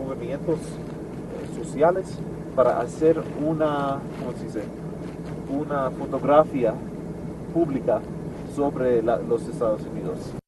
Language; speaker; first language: Spanish; non-native, learner; English